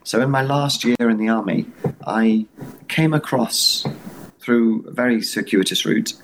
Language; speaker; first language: English; native; English